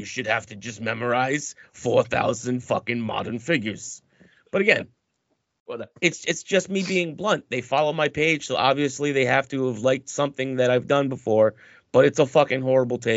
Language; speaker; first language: English; native; English